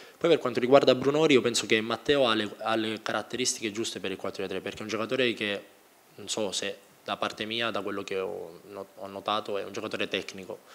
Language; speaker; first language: Italian; native; Italian